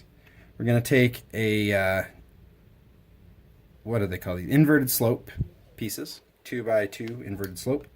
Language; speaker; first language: English; native; English